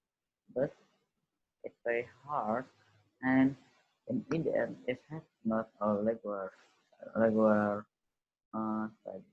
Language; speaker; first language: English; non-native, learner; Indonesian